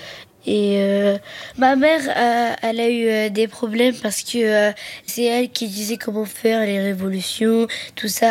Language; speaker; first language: French; early bilingual, other home language; Arabic